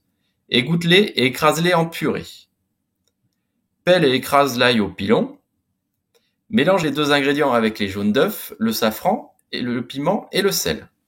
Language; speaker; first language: French; native; French